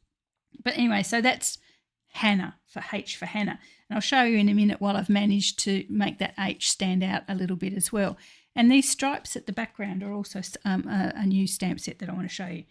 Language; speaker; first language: English; native; English